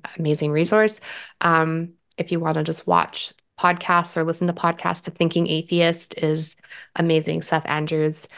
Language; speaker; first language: English; native; English